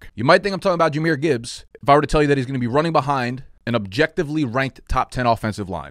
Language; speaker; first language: English; native; English